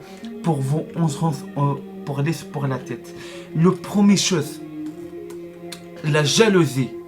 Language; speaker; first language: French; non-native, learner; Arabic